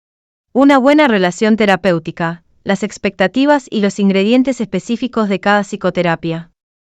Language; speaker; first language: Spanish; native; Spanish